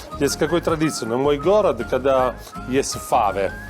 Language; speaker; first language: Russian; non-native, learner; Italian